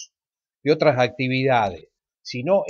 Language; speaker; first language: Spanish; native; Spanish